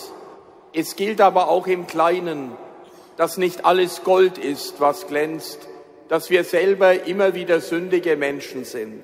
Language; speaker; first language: German; native; German